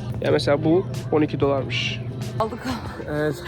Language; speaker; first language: Turkish; native; Turkish